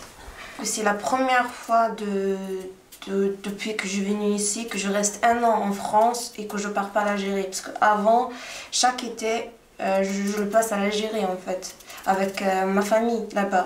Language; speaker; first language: French; non-native, learner; Arabic